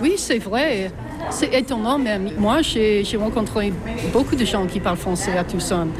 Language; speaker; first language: French; non-native, fluent; English